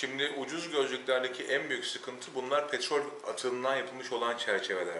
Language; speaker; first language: Turkish; native; Turkish